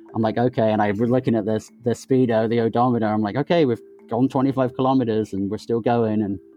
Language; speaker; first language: English; native; English